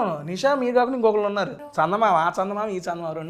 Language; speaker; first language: Telugu; native; Telugu